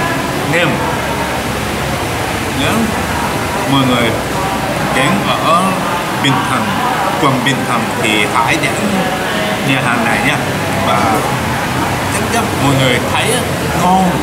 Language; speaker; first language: Vietnamese; non-native, learner; Japanese